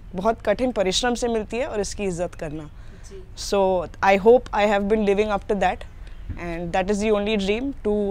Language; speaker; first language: Hindi; native; Hindi